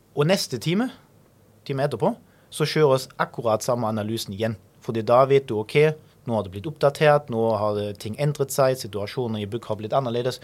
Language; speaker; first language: Norwegian; non-native, fluent; German